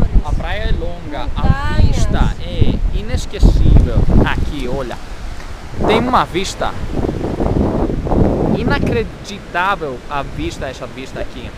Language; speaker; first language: Portuguese; non-native, learner; Greek